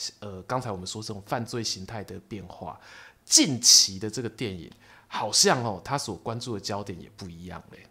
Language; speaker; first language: Chinese; native; Chinese